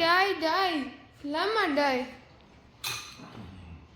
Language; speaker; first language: Hebrew; non-native, learner; Gujarati